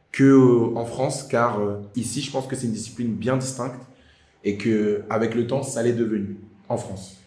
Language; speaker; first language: French; native; French